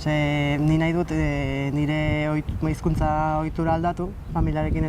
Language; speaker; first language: Basque; non-native, local second language; Spanish